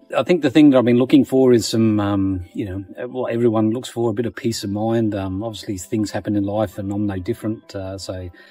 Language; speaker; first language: English; native; English